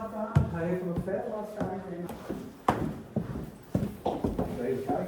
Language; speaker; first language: Dutch; native; Dutch